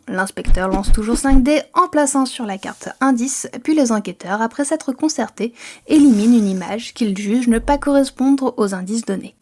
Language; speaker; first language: French; native; French